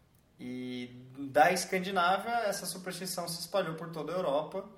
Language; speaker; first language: Portuguese; native; Portuguese